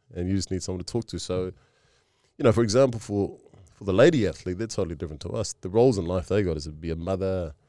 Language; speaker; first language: English; early bilingual, other home language; Tongan